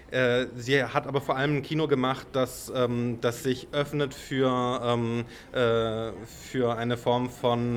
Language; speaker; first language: German; native; German